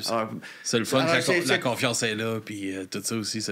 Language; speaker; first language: French; native; French